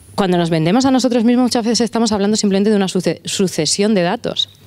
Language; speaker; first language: Spanish; native; Spanish